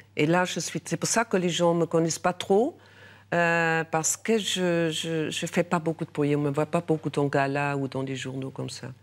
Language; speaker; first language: French; non-native, local second language; German